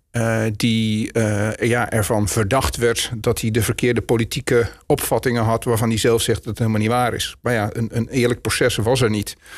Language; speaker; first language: Dutch; native; Dutch